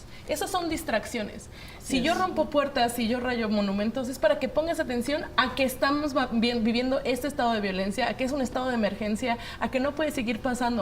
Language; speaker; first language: Spanish; native; Spanish